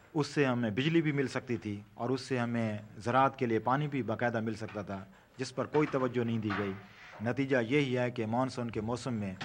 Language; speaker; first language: Urdu; non-native, local second language; Saraiki